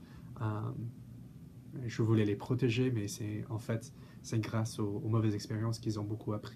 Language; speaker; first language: French; non-native, fluent; English